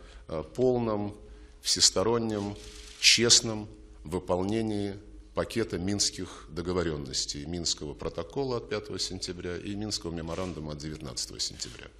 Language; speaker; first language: Russian; native; Russian